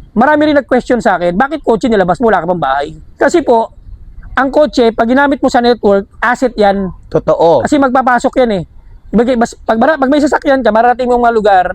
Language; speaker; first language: Filipino; native; Filipino